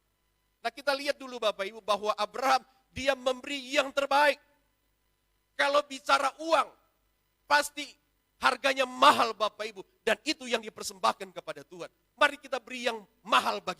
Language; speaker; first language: Indonesian; native; Indonesian